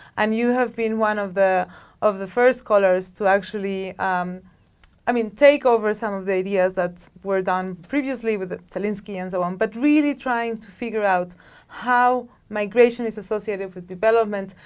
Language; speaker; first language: English; non-native, fluent; Spanish